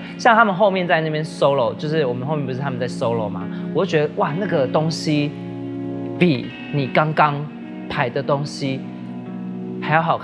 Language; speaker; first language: Chinese; native; Chinese